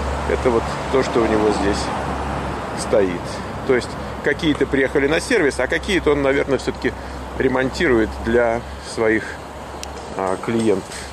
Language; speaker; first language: Russian; native; Russian